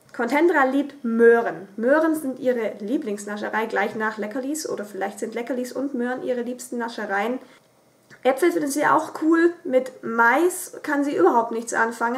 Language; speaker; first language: German; native; German